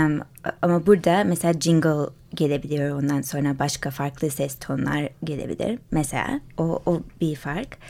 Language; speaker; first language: Turkish; early bilingual, heritage; English